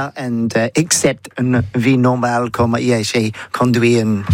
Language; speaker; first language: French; non-native, learner; English